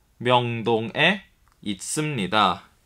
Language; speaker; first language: Korean; non-native, fluent; Chinese